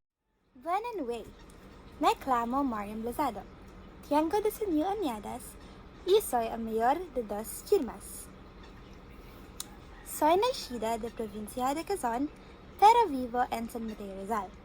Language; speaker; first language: Spanish; non-native, learner; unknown